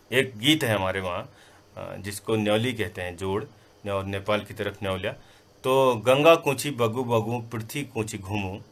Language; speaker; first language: Hindi; non-native, local second language; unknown